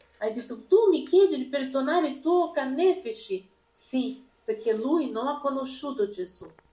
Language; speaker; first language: Italian; non-native, fluent; Portuguese